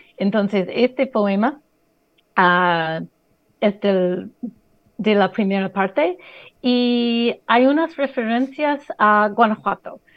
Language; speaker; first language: Spanish; non-native, fluent; English